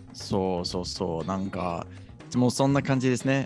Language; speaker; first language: Japanese; non-native, fluent; English